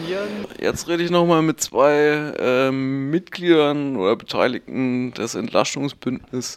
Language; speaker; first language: German; native; German